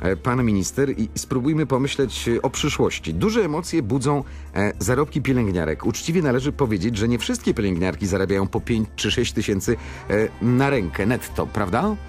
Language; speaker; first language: Polish; native; Polish